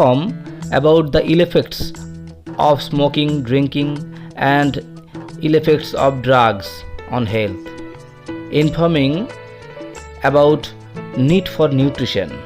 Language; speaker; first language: English; non-native, local second language; Bangla